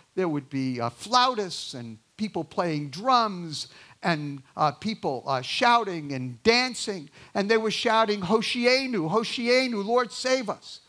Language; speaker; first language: English; native; English